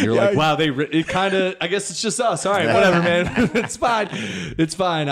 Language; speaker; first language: English; native; English